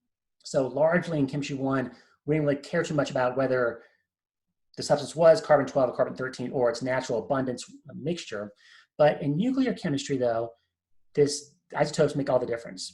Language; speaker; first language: English; native; English